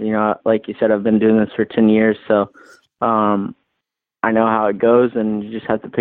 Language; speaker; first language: English; native; English